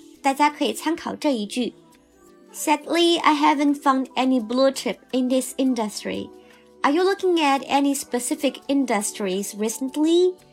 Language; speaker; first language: English; non-native, fluent; Chinese